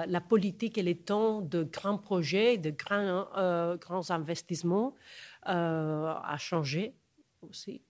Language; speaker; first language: French; non-native, fluent; Catalan